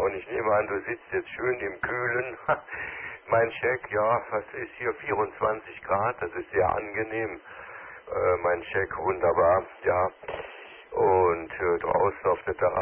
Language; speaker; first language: German; native; German